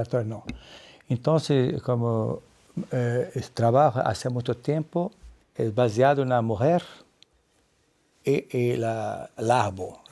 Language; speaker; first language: Spanish; non-native, learner; Portuguese